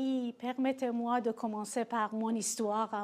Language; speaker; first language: French; non-native, fluent; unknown